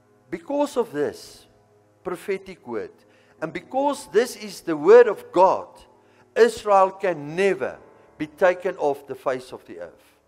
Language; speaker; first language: English; non-native, local second language; Afrikaans